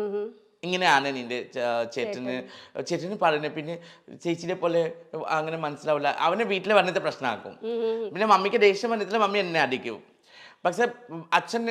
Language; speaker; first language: Malayalam; non-native, local second language; Assamese